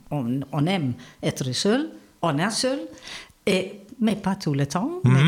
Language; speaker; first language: French; non-native, fluent; Dutch